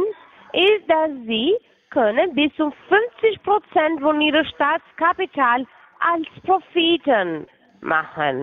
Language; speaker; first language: German; non-native, fluent; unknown